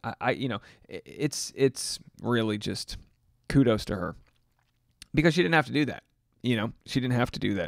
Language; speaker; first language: English; native; English